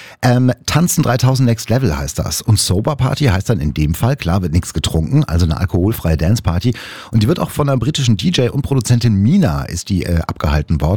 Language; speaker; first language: German; native; German